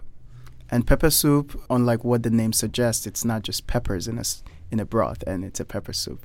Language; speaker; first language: English; non-native, local second language; Yoruba